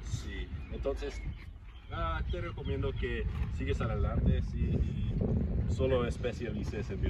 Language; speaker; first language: Spanish; non-native, learner; English